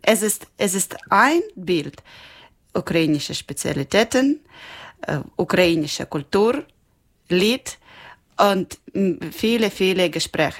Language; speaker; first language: German; non-native, learner; Ukrainian